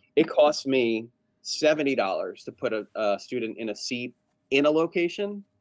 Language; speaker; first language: English; native; English